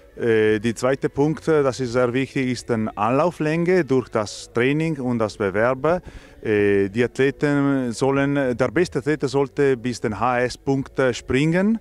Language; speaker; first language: German; non-native, learner; Italian